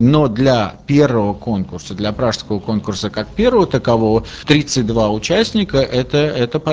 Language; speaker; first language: Russian; native; Russian